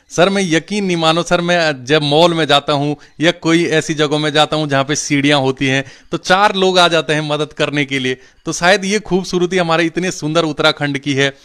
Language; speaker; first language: Hindi; non-native, local second language; Garhwali